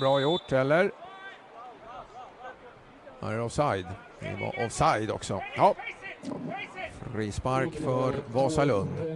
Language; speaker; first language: Swedish; native; Swedish